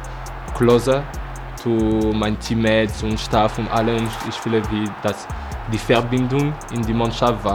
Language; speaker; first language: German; non-native, learner; French